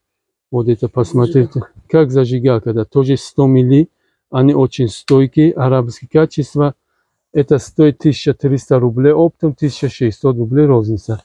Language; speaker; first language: Russian; non-native, learner; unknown